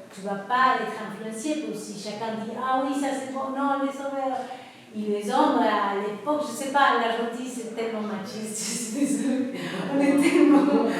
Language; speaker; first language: French; non-native, fluent; Spanish